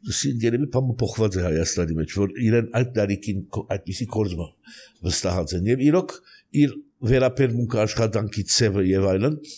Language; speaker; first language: Armenian; early bilingual, heritage; Armenian